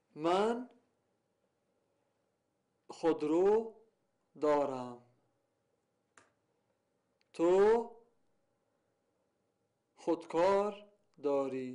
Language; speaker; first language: Persian; non-native, learner; Arabic